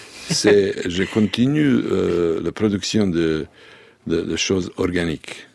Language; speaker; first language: French; non-native, learner; Serbian